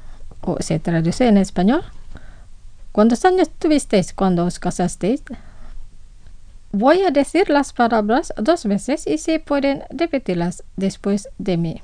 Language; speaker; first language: Spanish; non-native, fluent; Indonesian